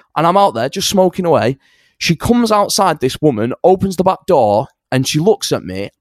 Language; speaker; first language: English; native; English